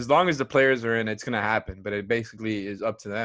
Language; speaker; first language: English; native; English